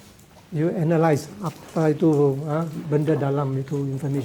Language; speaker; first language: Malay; non-native, local second language; Cantonese